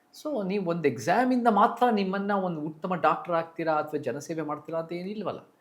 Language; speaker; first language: Kannada; early bilingual, heritage; Kannada